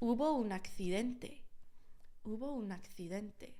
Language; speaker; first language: Spanish; non-native, fluent; English